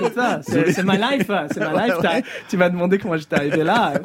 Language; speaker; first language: French; early bilingual, other home language; English